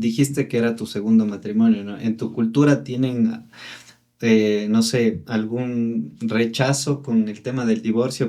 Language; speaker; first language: Spanish; native; Spanish